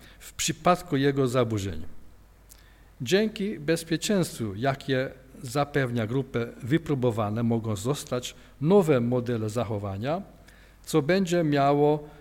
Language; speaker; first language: Polish; non-native, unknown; Hungarian